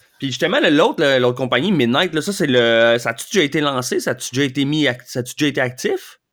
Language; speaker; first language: French; native; French